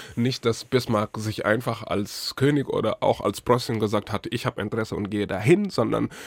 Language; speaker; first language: German; non-native, fluent; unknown